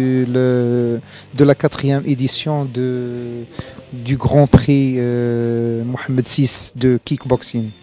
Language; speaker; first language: French; non-native, local second language; Arabic